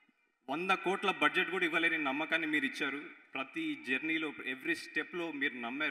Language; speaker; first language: Telugu; native; Telugu